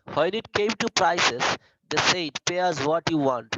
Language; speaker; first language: English; non-native, local second language; Bangla